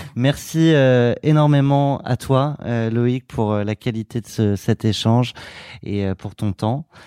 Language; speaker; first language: French; native; French